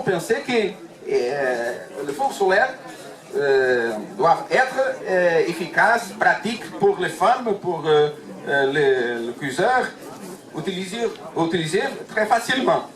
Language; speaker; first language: French; non-native, learner; Portuguese